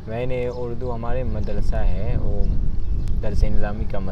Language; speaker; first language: Hindi; non-native, learner; Burmese